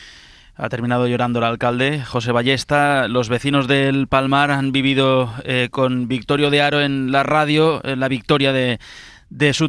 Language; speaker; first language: Spanish; native; Spanish